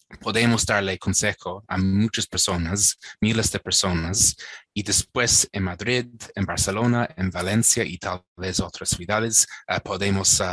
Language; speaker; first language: Spanish; non-native, fluent; English